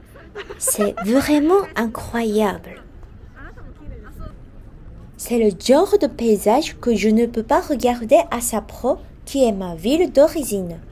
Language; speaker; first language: French; non-native, fluent; Japanese